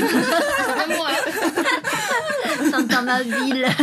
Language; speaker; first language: French; non-native, learner; Chinese